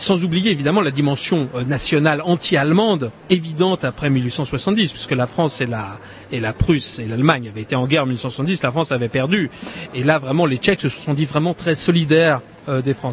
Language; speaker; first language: French; native; French